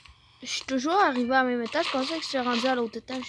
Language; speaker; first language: French; native; French